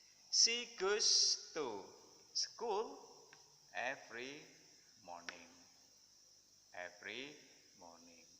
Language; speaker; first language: English; non-native, fluent; Indonesian